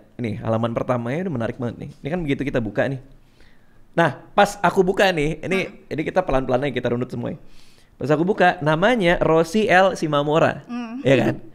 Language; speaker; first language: Indonesian; native; Indonesian